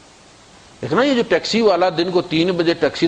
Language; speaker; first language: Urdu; non-native, local second language; Punjabi